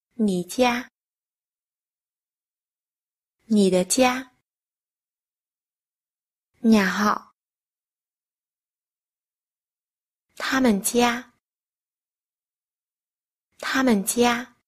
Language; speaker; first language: Chinese; non-native, fluent; Vietnamese